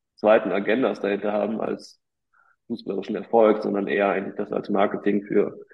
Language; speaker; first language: German; native; German